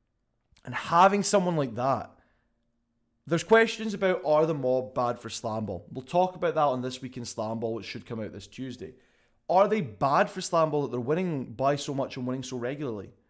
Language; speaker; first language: English; native; English